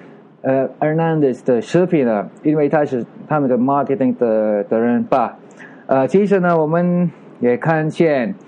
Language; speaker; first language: Chinese; non-native, learner; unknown